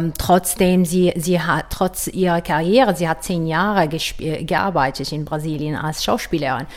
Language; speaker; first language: German; non-native, learner; Arabic